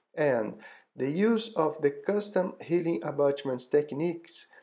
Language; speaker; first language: English; non-native, fluent; Portuguese